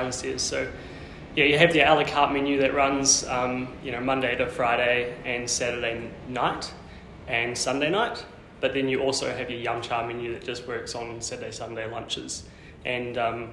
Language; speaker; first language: English; native; English